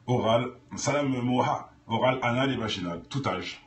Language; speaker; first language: French; native; French